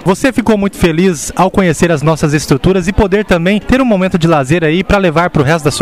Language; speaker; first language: Portuguese; native; Portuguese